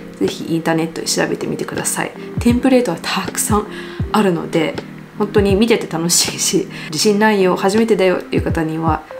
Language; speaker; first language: Japanese; native; Japanese